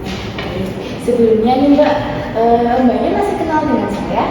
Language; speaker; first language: Indonesian; native; Indonesian